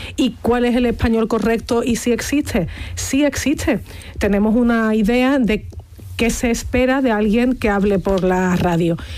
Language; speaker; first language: Spanish; native; Spanish